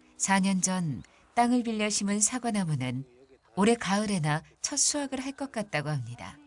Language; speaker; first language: Korean; native; Korean